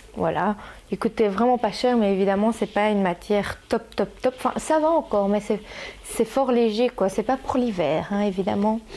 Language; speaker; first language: French; native; French